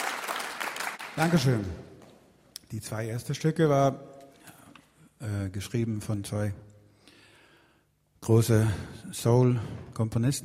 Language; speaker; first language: German; non-native, fluent; Swedish